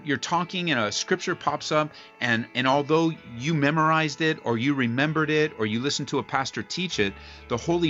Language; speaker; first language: English; native; English